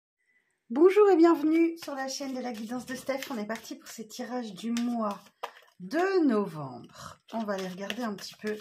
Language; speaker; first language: French; native; French